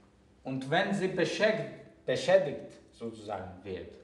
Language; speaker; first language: German; non-native, fluent; Greek